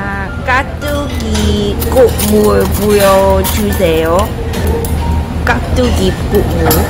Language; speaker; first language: Korean; non-native, learner; Cantonese